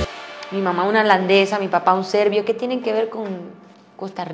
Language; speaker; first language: Spanish; early bilingual, other home language; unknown